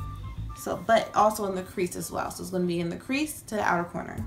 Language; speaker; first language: English; native; English